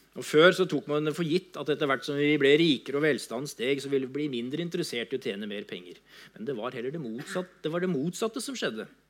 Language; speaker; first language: Norwegian; native; Norwegian